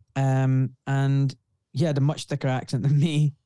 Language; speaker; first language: English; native; English